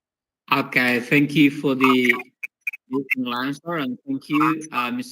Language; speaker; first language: English; non-native, fluent; Indonesian